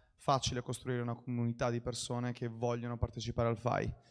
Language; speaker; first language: Italian; native; Italian